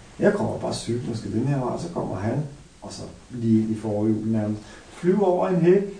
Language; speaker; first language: Danish; native; Danish